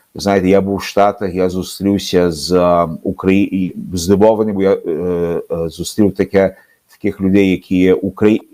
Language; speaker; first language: Ukrainian; early bilingual, heritage; Ukrainian